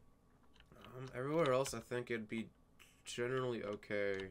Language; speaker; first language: English; native; English